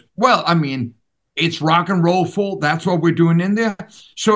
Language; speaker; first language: English; non-native, fluent; Danish